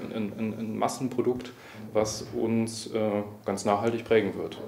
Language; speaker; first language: German; native; German